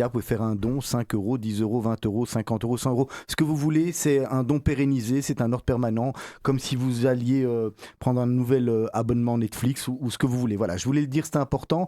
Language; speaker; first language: French; native; French